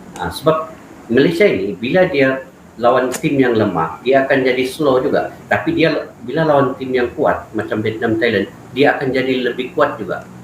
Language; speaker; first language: Malay; native; Malay